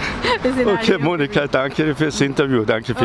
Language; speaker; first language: German; native; German